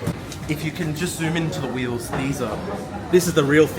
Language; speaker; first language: English; native; English